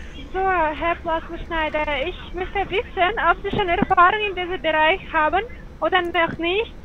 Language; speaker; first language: German; non-native, learner; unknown